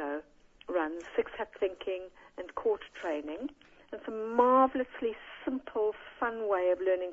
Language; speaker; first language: English; native; English